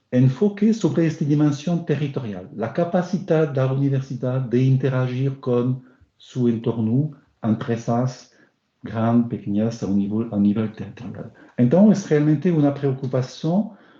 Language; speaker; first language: Portuguese; non-native, learner; French